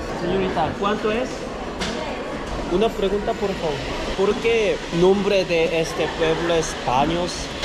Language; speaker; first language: Spanish; non-native, learner; Korean